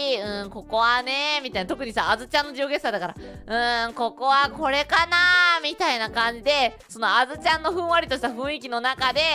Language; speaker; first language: Japanese; native; Japanese